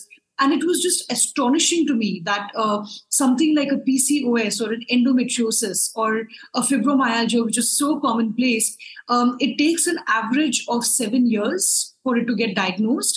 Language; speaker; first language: English; non-native, local second language; Hindi